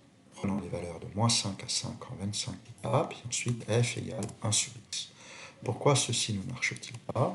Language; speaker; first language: French; native; French